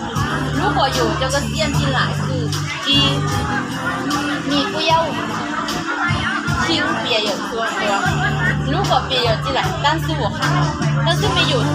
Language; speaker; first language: Chinese; non-native, learner; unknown